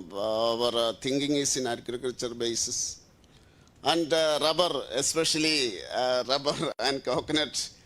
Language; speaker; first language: English; non-native, local second language; Malayalam